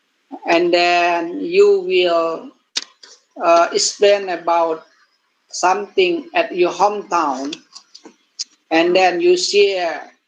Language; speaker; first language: English; non-native, learner; Indonesian